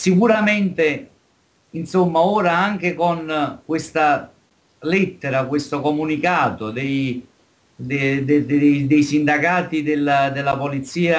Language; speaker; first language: Italian; native; Italian